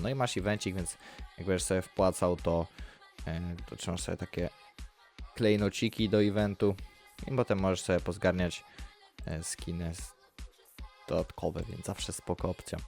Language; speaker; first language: Polish; native; Polish